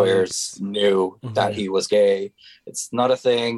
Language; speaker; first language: English; non-native, fluent; Hungarian